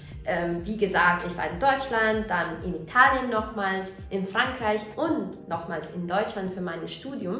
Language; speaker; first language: German; non-native, fluent; Italian